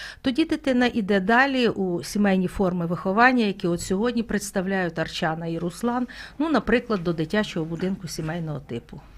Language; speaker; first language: Ukrainian; native; Ukrainian